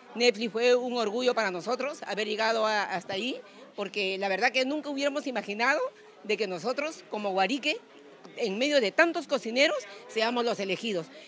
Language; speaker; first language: Spanish; native; Spanish